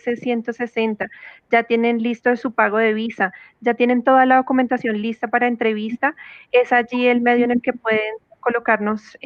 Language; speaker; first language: Spanish; native; Spanish